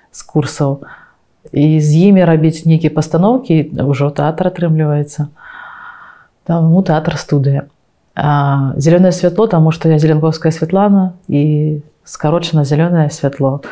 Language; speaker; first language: Belarusian; non-native, local second language; Russian